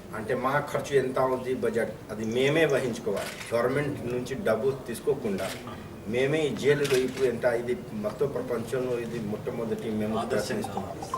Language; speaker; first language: Telugu; non-native, fluent; Hindi